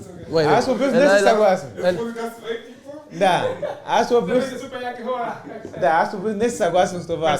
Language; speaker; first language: Bulgarian; non-native, learner; Portuguese